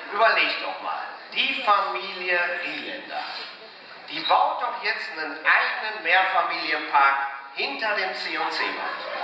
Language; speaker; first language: German; native; German